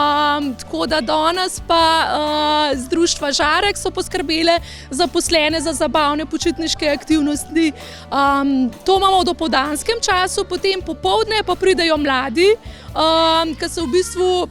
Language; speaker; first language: Slovenian; native; Slovenian